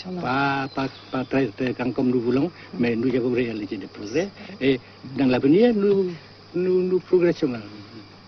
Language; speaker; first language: French; non-native, local second language; Vietnamese